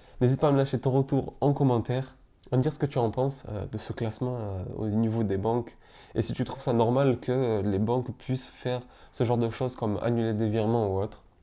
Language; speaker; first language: French; native; French